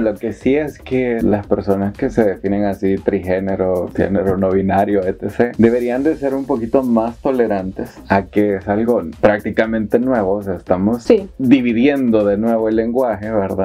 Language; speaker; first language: Spanish; native; Spanish